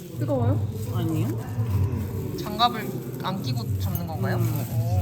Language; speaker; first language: Korean; native; Korean